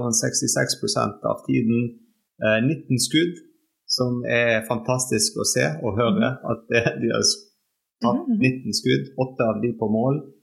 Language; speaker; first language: Norwegian; non-native, fluent; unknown